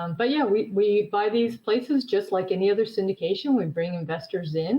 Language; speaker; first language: English; native; English